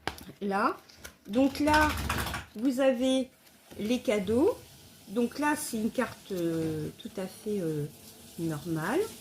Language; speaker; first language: French; native; French